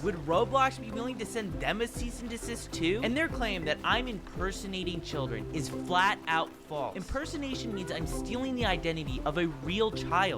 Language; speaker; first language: English; native; English